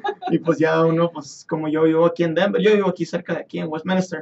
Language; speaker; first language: Spanish; native; Spanish